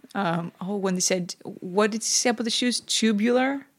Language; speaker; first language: English; non-native, fluent; Greek